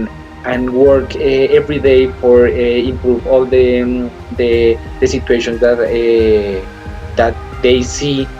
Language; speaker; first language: English; non-native, learner; Spanish